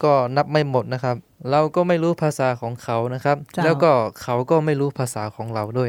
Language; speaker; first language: Thai; non-native, local second language; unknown